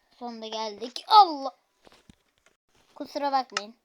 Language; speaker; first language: Turkish; native; Turkish